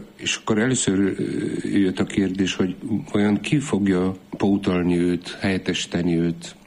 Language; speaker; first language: Hungarian; non-native, fluent; Polish